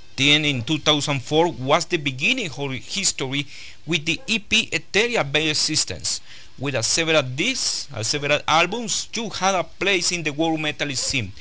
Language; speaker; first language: English; non-native, learner; Spanish